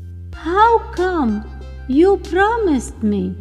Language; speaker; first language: English; non-native, fluent; Arabic